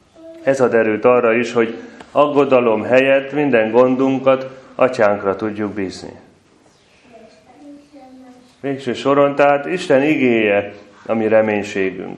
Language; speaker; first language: Hungarian; native; Hungarian